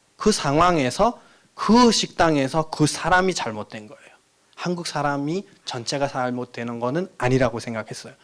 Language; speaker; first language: Korean; non-native, fluent; Nepali